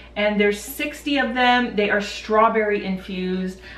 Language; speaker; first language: English; native; English